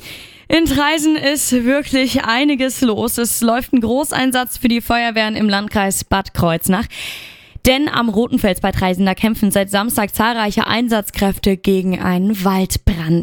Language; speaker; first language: German; native; German